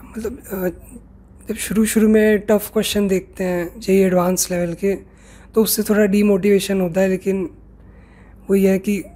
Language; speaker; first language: Hindi; native; Hindi